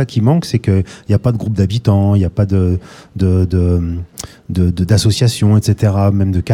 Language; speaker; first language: French; native; French